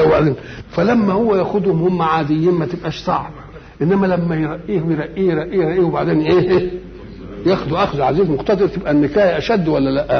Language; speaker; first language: Arabic; native; Arabic